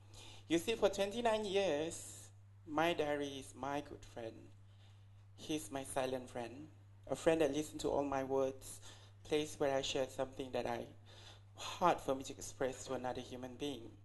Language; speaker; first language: English; non-native, local second language; Malay